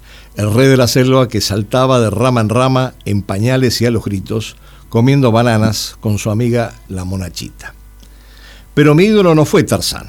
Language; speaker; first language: Spanish; native; Spanish